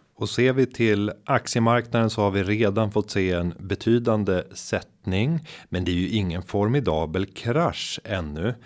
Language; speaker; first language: Swedish; native; Swedish